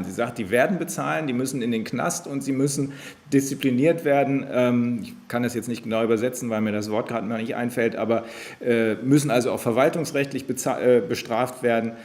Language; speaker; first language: German; native; German